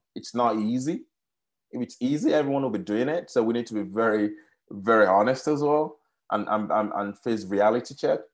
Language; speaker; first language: English; non-native, local second language; Yoruba